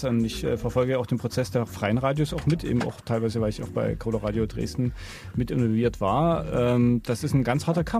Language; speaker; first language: German; native; German